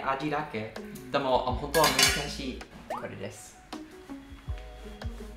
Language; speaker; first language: Japanese; non-native, learner; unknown